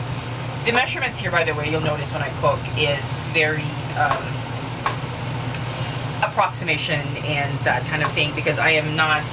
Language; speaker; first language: English; non-native, local second language; Filipino